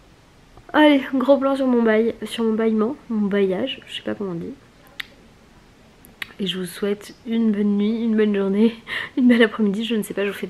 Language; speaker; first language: French; native; French